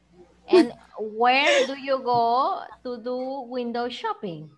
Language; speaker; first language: English; non-native, fluent; Spanish